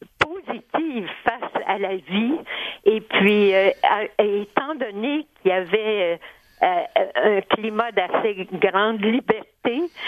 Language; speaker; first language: French; native; French